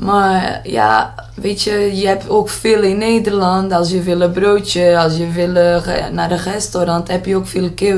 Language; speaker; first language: Dutch; non-native, learner; Portuguese